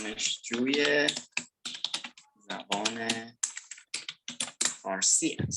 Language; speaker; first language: Persian; non-native, fluent; Indonesian